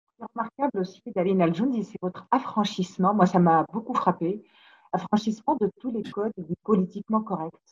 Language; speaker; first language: French; non-native, local second language; Arabic